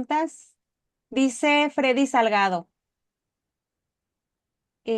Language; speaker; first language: Spanish; native; Spanish